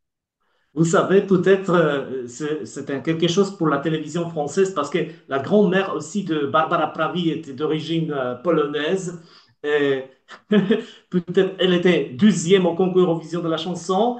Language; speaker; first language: French; non-native, learner; Polish